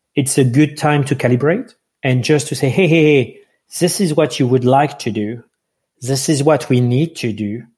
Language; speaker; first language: English; non-native, fluent; French